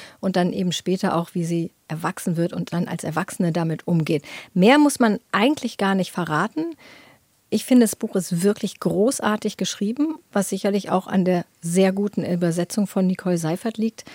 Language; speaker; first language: German; native; German